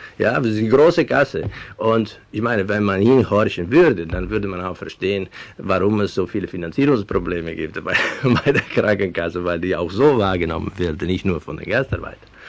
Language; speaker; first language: German; non-native, fluent; Venetian